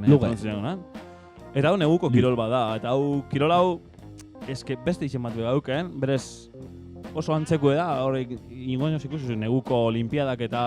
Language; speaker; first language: Basque; native; Basque